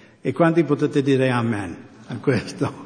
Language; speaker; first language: Italian; non-native, fluent; English